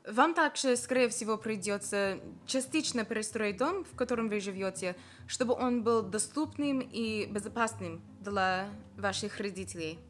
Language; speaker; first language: Russian; non-native, fluent; English